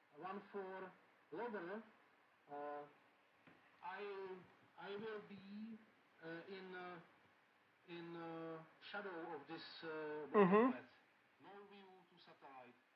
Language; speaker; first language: English; non-native, learner; Czech